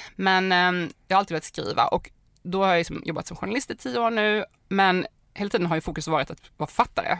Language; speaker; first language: Swedish; native; Swedish